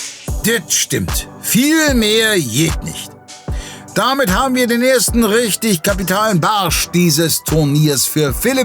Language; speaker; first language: German; native; German